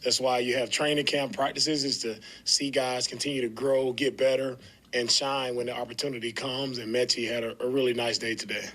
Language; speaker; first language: English; native; English